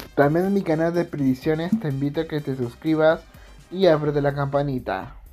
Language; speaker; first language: Spanish; native; Spanish